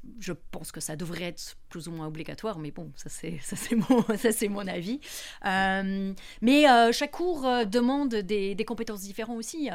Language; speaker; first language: French; non-native, fluent; English